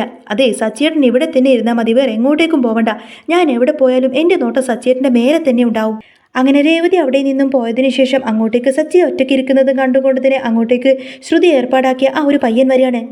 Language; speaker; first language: Malayalam; native; Malayalam